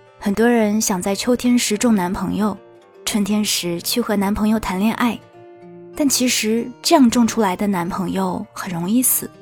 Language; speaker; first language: Chinese; native; Chinese